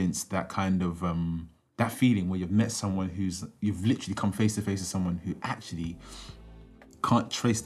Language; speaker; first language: English; native; English